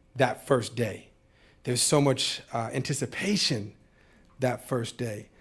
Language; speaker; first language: English; native; English